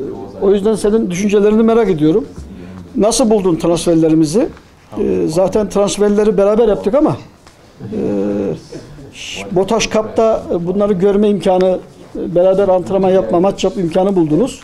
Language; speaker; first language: Turkish; native; Turkish